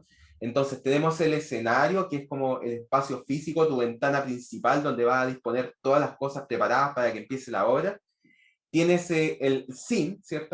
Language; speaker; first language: Spanish; native; Spanish